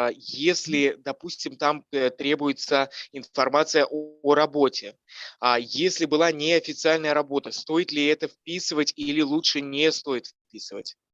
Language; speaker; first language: Russian; native; Russian